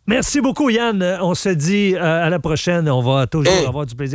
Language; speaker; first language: French; native; French